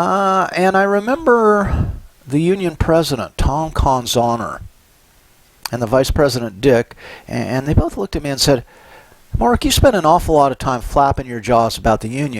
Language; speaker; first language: English; native; English